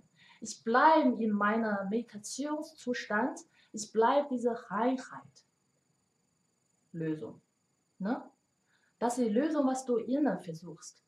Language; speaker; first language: German; non-native, learner; Chinese